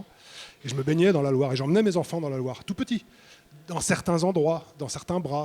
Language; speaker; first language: French; native; French